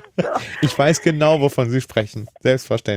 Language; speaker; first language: German; native; German